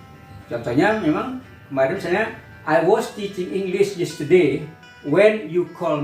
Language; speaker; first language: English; non-native, fluent; Indonesian